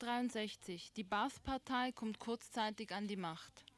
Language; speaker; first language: German; native; German